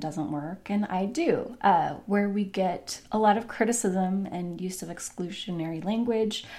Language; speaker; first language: English; native; English